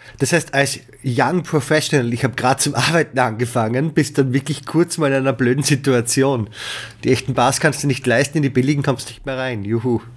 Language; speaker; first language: German; native; German